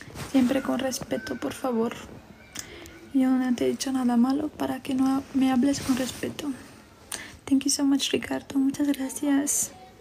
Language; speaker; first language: Spanish; non-native, fluent; Romanian